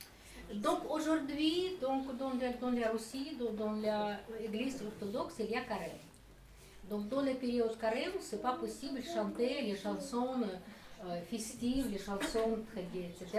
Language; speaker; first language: French; non-native, learner; Russian